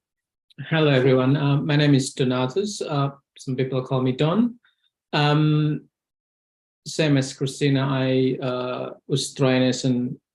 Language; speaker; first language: English; non-native, fluent; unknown